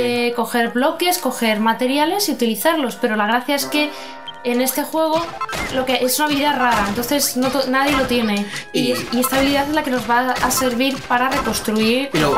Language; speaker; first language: Spanish; native; Spanish